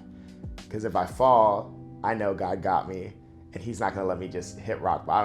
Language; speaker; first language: English; native; English